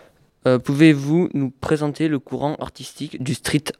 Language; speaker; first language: French; native; French